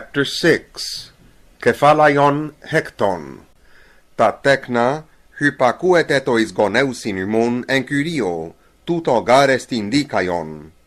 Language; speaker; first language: Greek; non-native, learner; English